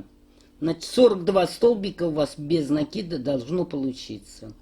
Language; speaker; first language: Russian; native; Russian